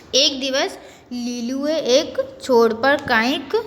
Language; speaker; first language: Hindi; non-native, local second language; Gujarati